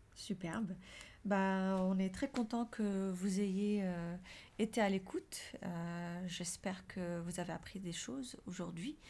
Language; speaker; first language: French; non-native, local second language; Arabic